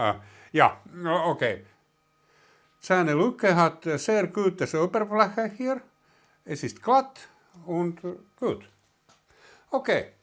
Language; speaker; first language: German; non-native, learner; Finnish